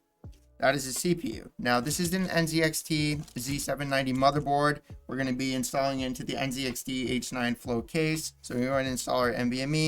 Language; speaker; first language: English; native; English